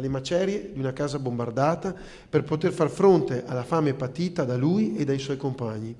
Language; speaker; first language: Italian; native; Italian